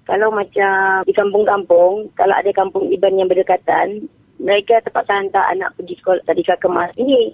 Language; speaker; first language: Malay; non-native, local second language; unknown